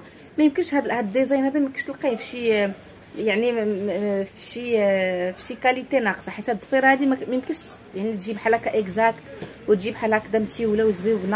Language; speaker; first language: Arabic; native; Arabic